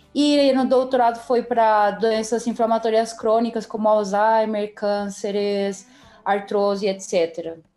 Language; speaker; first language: Portuguese; non-native, fluent; Spanish